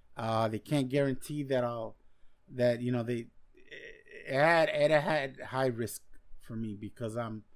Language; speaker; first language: English; non-native, fluent; Spanish